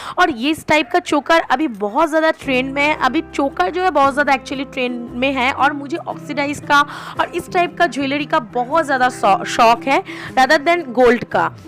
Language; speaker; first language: Hindi; non-native, local second language; Bangla